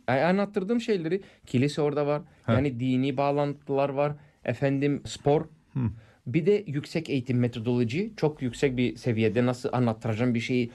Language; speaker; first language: Turkish; non-native, fluent; English